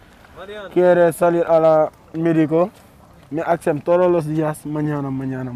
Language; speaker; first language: Spanish; non-native, learner; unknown